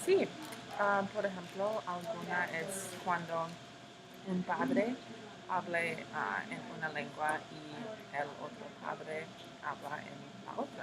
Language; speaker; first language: Spanish; non-native, learner; English